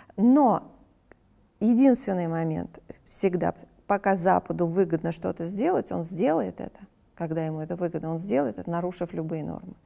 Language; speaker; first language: Russian; native; Russian